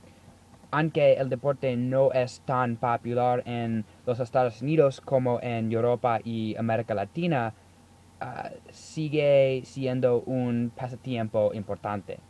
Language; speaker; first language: Spanish; non-native, learner; English